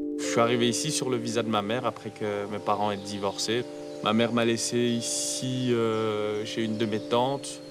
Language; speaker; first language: French; native; French